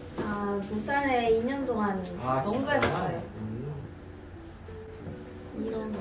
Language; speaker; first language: Korean; non-native, learner; Filipino